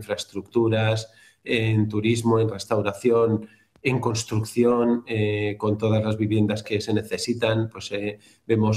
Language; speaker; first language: Spanish; native; Spanish